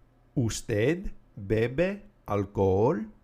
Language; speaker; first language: Spanish; non-native, fluent; English